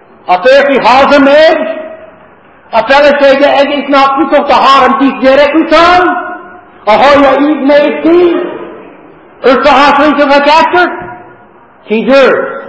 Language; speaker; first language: Hungarian; non-native, fluent; English